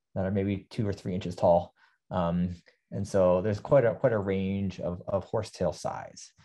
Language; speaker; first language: English; native; English